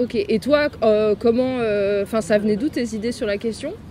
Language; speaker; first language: French; native; French